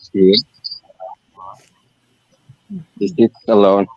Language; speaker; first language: English; non-native, learner; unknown